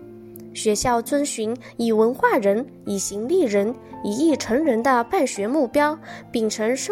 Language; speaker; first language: Chinese; native; Chinese